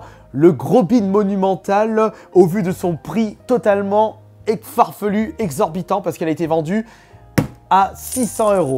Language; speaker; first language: French; native; French